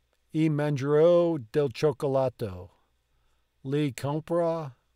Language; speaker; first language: Italian; non-native, learner; English